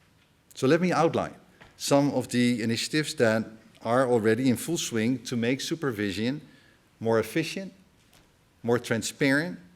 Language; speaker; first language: English; non-native, fluent; Dutch